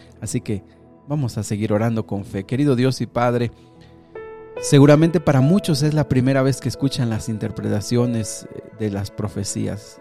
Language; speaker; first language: Spanish; native; Spanish